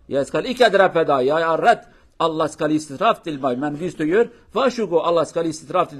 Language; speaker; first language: Norwegian; non-native, fluent; Kurdish